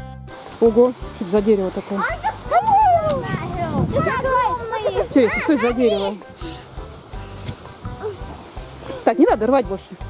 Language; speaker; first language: Russian; native; Russian